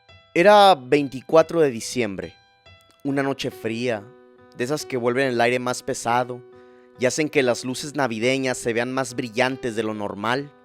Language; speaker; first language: Spanish; native; Spanish